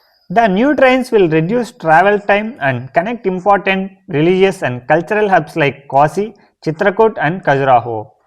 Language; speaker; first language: English; non-native, local second language; Telugu